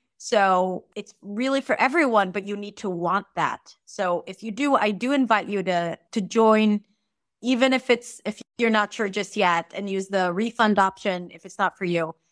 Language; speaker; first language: English; non-native, fluent; Hebrew